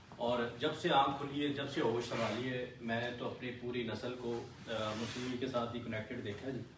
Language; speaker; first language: Urdu; non-native, local second language; Punjabi